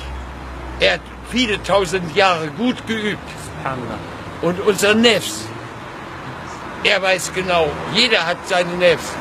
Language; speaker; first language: German; non-native, learner; Pashto